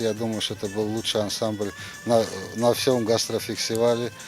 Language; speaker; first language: Russian; non-native, local second language; Ukrainian